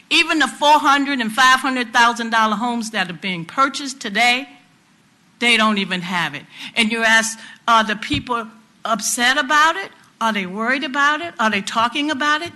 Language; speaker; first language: English; native; English